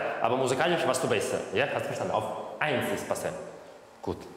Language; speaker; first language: German; non-native, fluent; Russian